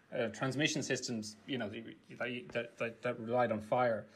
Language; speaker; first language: English; native; English